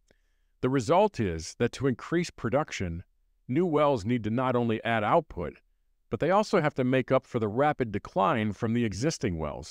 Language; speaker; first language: English; native; English